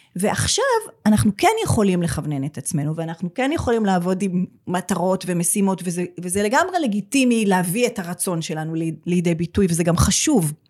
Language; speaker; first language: Hebrew; native; Hebrew